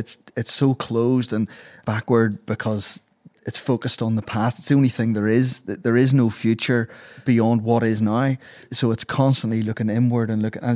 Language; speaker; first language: English; native; English